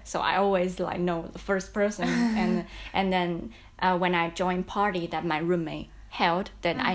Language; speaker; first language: English; non-native, fluent; Chinese